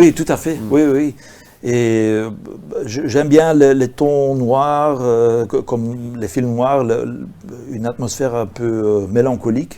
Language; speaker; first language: French; non-native, local second language; Dutch